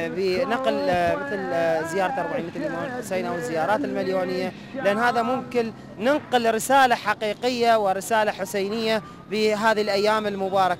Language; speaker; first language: Arabic; native; Arabic